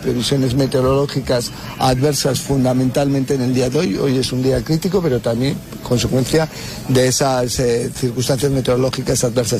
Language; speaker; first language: Spanish; native; Spanish